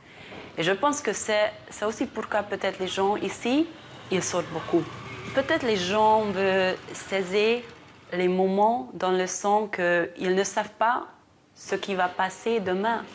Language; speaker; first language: French; non-native, fluent; Hungarian